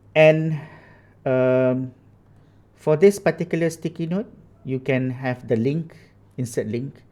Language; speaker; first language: English; non-native, local second language; Malay